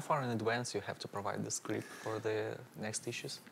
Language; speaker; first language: English; non-native, fluent; Russian